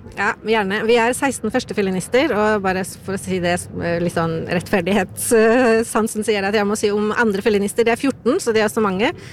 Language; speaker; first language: Norwegian; non-native, fluent; Polish